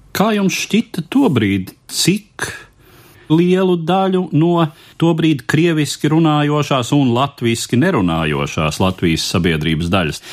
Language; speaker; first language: Latvian; native; Latvian